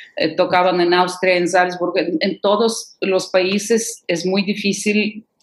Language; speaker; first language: Spanish; non-native, fluent; Ukrainian